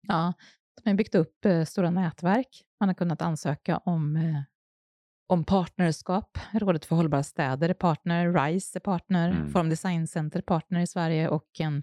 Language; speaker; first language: Swedish; native; Swedish